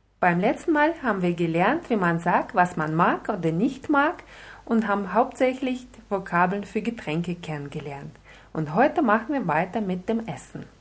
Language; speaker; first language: German; non-native, fluent; Russian